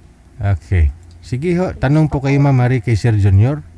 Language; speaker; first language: Filipino; native; Filipino